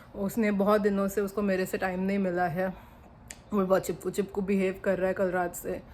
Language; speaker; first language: Hindi; non-native, local second language; Bangla